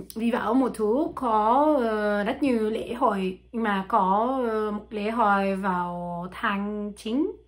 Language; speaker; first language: Vietnamese; non-native, learner; French